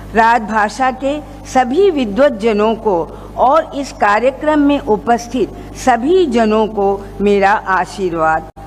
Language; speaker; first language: Hindi; non-native, local second language; Tamil